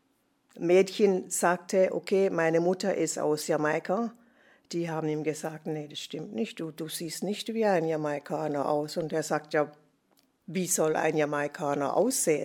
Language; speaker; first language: German; non-native, fluent; English